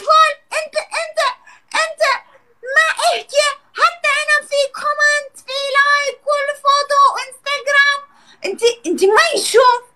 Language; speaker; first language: Arabic; non-native, learner; Turkish